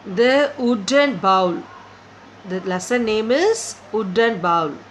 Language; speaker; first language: English; non-native, local second language; Tamil